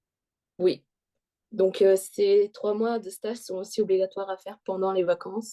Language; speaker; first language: French; early bilingual, heritage; French